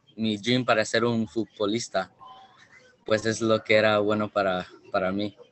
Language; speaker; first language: Spanish; early bilingual, heritage; Spanish